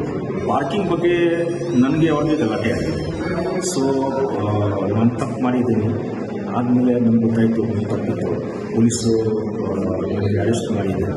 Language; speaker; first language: Kannada; non-native, learner; Hindi